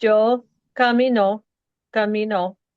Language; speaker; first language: Spanish; non-native, learner; English